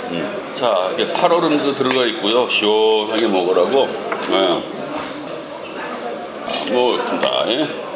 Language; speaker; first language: Korean; native; Korean